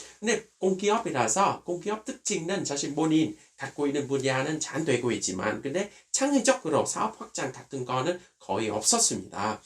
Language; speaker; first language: Korean; non-native, fluent; Vietnamese